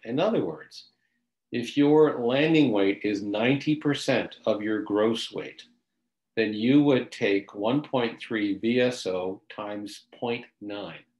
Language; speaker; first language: English; native; English